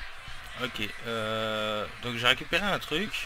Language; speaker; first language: French; native; French